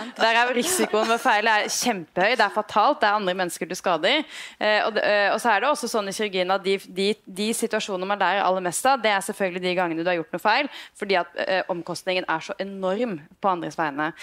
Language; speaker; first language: Norwegian; native; Norwegian